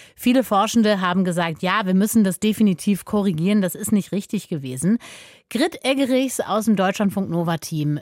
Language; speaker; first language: German; native; German